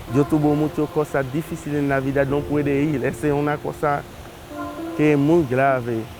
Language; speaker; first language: Spanish; non-native, learner; Haitian Creole